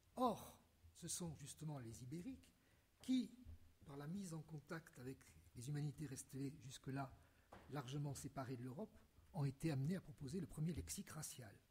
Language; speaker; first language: French; native; French